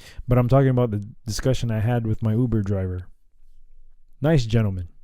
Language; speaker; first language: English; native; English